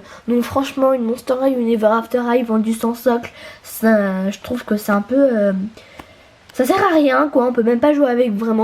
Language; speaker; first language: French; native; French